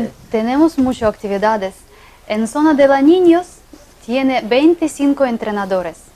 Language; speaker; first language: Spanish; non-native, learner; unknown